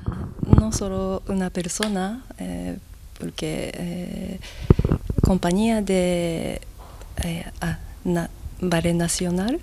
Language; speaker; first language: Spanish; non-native, learner; Japanese